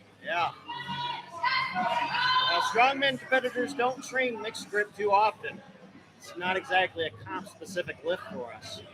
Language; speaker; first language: English; native; English